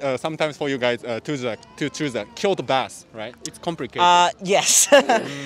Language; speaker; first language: English; non-native, learner; Japanese